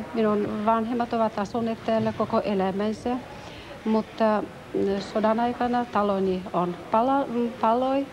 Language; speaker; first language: Finnish; early bilingual, heritage; Finnish